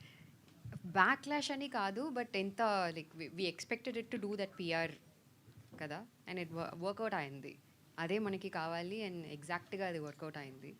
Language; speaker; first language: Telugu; non-native, fluent; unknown